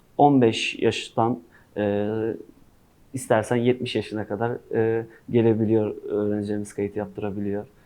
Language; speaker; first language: Turkish; non-native, local second language; Kurdish